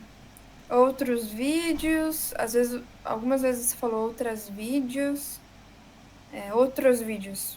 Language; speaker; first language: Portuguese; native; Portuguese